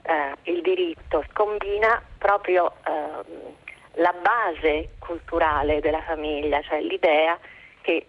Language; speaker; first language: Italian; native; Italian